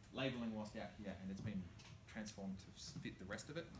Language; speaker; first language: English; native; English